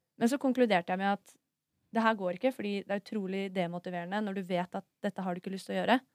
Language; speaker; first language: Norwegian; native; Norwegian